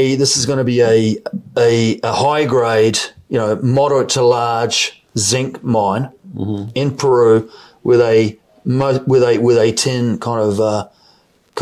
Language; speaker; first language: English; native; English